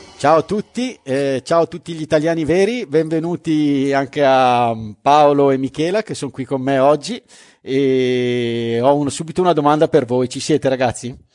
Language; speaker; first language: Italian; native; Italian